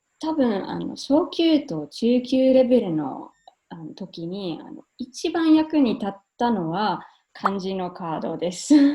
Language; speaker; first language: Japanese; non-native, fluent; German